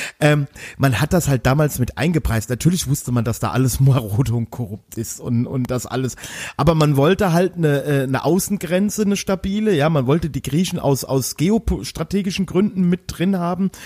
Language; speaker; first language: German; native; German